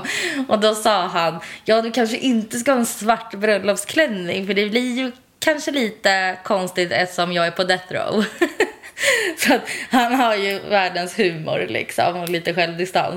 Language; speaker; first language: Swedish; native; Swedish